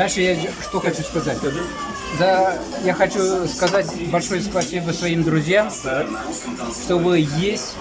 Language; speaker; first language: Russian; non-native, local second language; Chuvash